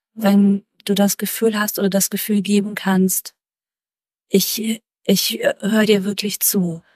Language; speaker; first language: German; native; German